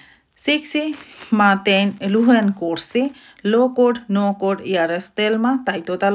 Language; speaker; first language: Finnish; non-native, fluent; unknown